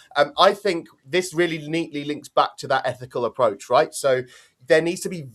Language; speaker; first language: English; native; English